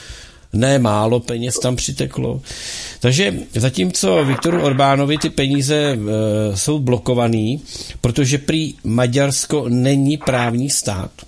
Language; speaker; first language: Czech; native; Czech